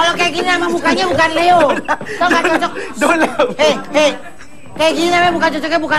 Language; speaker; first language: Indonesian; native; Indonesian